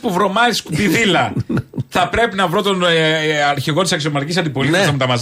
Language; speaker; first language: Greek; native; Greek